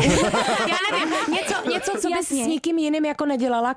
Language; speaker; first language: Czech; native; Czech